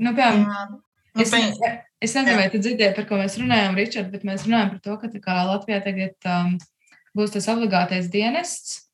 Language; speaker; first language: Latvian; early bilingual, heritage; Latvian